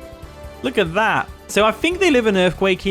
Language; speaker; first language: English; native; English